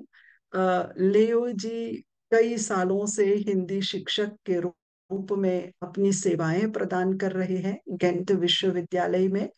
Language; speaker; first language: Hindi; non-native, local second language; Morisyen